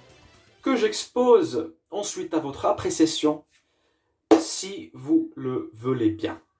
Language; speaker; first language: French; non-native, learner; Arabic